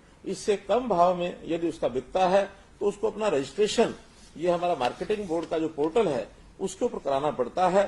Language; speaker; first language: Hindi; native; Hindi